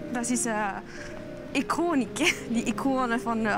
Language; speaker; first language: German; non-native, learner; French